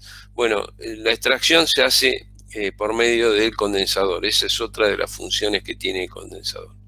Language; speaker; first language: Spanish; native; Spanish